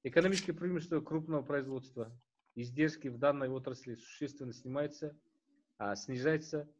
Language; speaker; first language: Russian; non-native, local second language; Kazakh